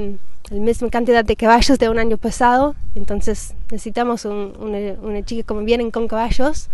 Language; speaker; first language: Spanish; non-native, fluent; English